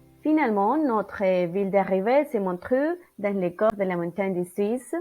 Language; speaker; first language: French; non-native, learner; Spanish